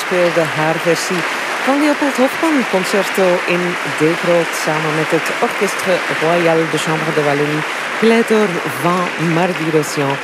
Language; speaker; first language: Dutch; native; Dutch